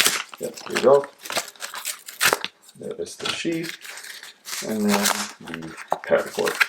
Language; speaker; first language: English; native; English